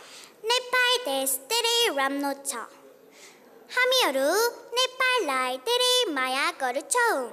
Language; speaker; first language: Nepali; non-native, learner; Korean